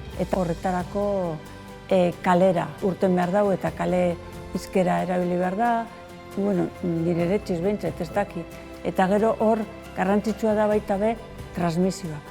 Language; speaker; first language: Basque; native; Basque